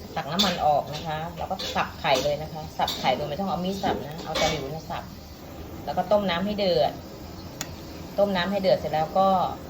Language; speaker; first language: Thai; native; Thai